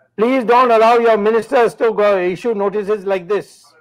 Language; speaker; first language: English; non-native, local second language; Tamil